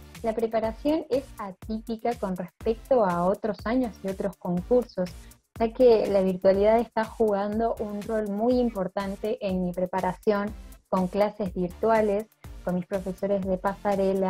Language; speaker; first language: Spanish; native; Spanish